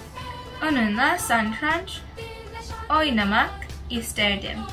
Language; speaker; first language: Turkish; early bilingual, heritage; Turkish